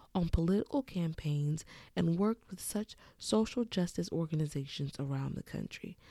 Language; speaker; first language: English; native; English